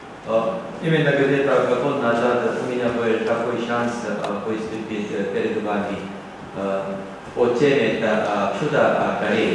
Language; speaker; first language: Russian; non-native, learner; Korean